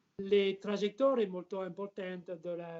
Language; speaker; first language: Italian; non-native, learner; French